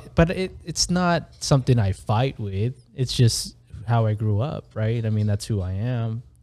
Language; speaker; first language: English; early bilingual, other home language; Filipino